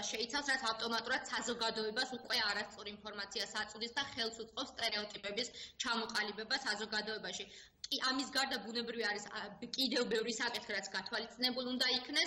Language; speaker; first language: Georgian; native; Georgian